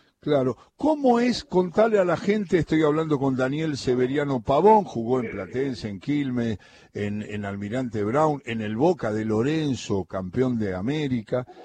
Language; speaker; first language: Spanish; native; Spanish